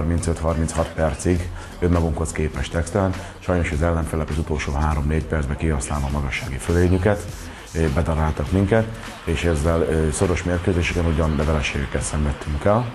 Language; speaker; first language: Hungarian; native; Hungarian